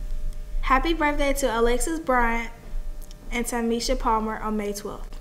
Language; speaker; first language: English; native; English